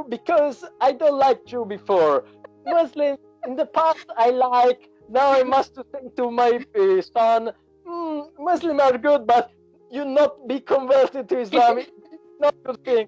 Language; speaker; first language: English; non-native, learner; Italian